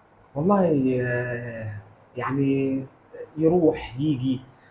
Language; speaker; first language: Arabic; native; Arabic